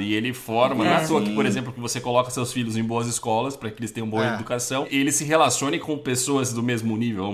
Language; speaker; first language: Portuguese; native; Portuguese